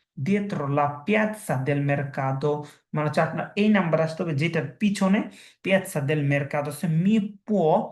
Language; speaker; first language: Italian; non-native, fluent; Bangla